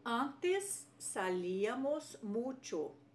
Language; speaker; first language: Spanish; non-native, fluent; Portuguese